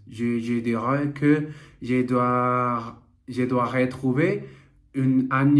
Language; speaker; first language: French; non-native, learner; Portuguese